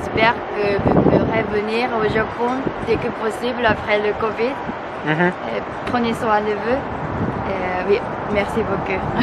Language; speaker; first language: French; non-native, fluent; Japanese